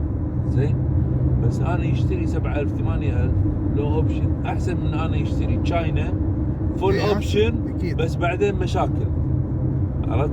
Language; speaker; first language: Arabic; non-native, learner; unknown